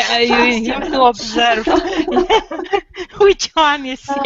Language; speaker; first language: English; non-native, learner; Romanian